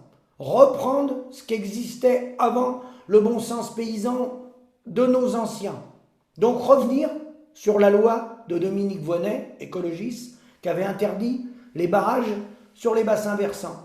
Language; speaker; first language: French; native; French